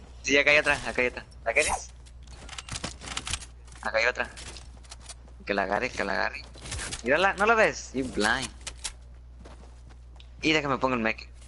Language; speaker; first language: Spanish; early bilingual, heritage; Spanish